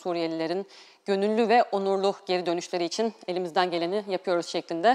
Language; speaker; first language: Turkish; native; Turkish